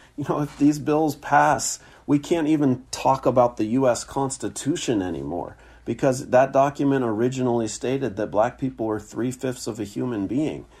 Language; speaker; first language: English; native; English